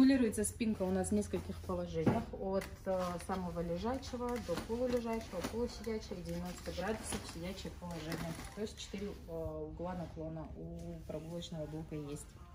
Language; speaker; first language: Russian; native; Russian